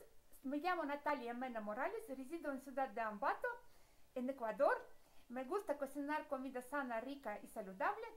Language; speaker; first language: Spanish; non-native, fluent; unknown